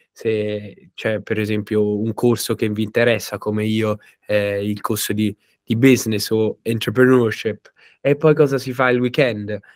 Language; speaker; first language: Italian; native; Italian